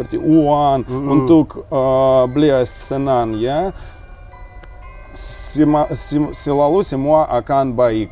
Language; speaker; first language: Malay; non-native, learner; Russian